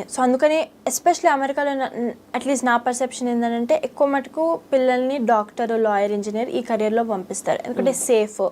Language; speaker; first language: Telugu; early bilingual, heritage; Telugu